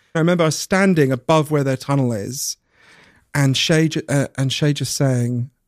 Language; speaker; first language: English; native; English